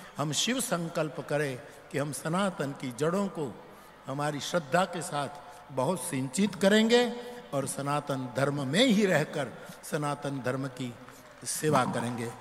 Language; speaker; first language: Hindi; non-native, local second language; Gujarati